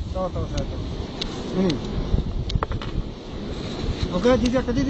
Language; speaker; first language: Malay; non-native, learner; Bangla